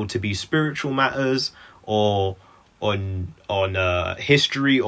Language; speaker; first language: English; native; English